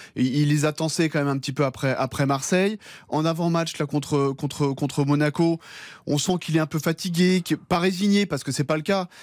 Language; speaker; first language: French; native; French